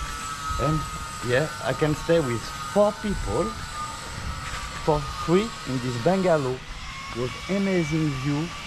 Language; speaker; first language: English; non-native, learner; French